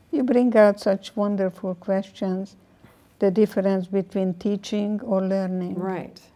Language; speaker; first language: English; non-native, fluent; Hungarian